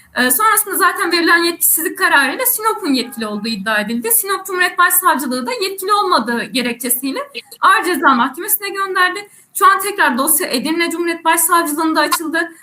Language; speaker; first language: Turkish; native; Turkish